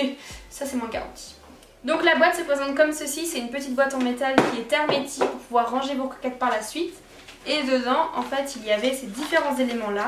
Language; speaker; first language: French; native; French